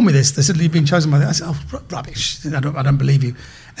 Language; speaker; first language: English; native; English